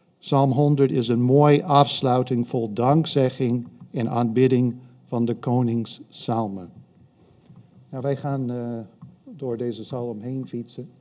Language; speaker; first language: Dutch; non-native, fluent; English